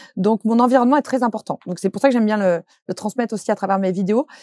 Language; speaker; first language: French; native; French